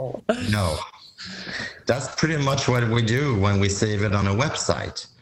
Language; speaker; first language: English; non-native, fluent; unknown